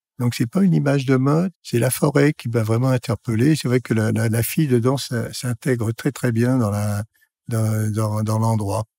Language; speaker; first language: French; native; French